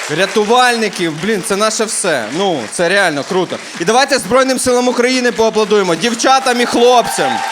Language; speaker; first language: Ukrainian; native; Ukrainian